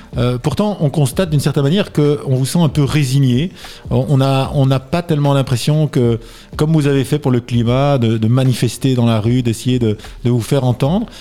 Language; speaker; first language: French; native; French